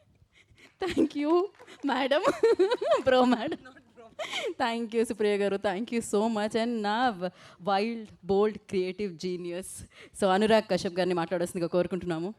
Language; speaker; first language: Telugu; native; Telugu